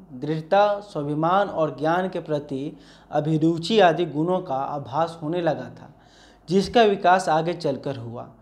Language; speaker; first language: Hindi; native; Hindi